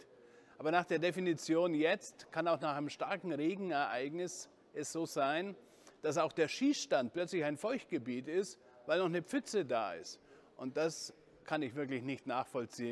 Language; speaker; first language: German; native; German